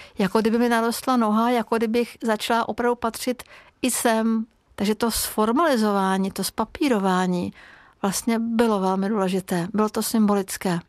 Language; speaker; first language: Czech; non-native, fluent; Hungarian